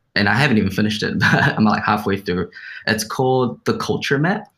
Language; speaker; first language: English; native; English